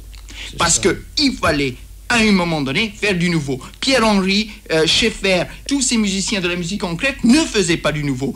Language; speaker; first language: French; native; French